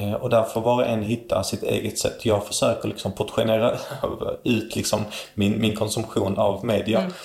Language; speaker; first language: Swedish; early bilingual, other home language; Arabic